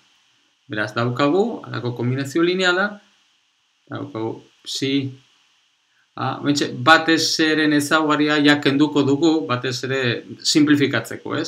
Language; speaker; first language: Basque; non-native, local second language; Spanish